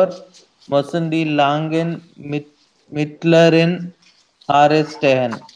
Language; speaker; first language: German; non-native, learner; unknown